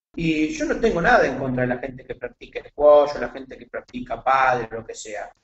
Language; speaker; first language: Spanish; native; Spanish